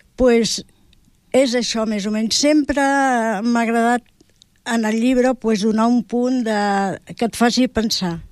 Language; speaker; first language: Catalan; non-native, local second language; Spanish